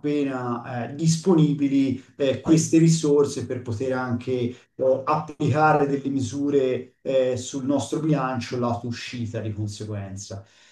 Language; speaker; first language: Italian; native; Italian